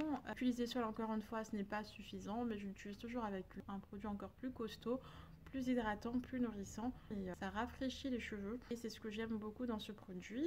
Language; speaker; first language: French; native; French